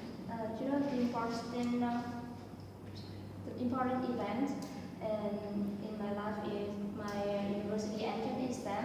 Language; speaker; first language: English; non-native, fluent; Vietnamese